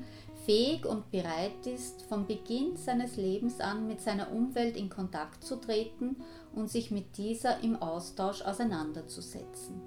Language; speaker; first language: German; native; German